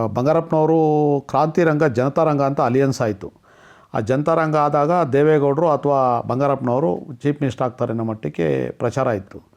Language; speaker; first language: Kannada; non-native, local second language; Telugu